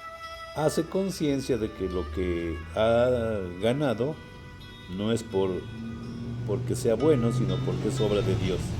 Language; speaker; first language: Spanish; native; Spanish